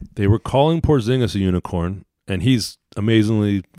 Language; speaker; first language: English; native; English